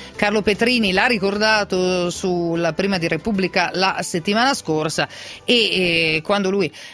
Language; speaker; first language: Italian; native; Italian